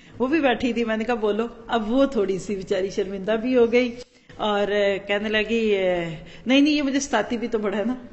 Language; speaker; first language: Urdu; non-native, local second language; Punjabi